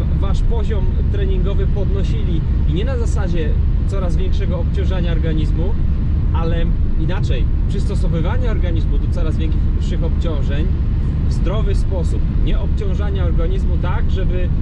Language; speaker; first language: Polish; native; Polish